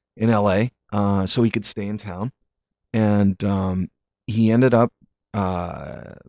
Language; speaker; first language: English; native; English